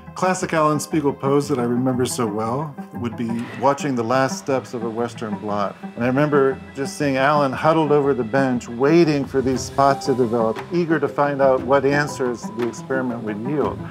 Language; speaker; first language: English; native; English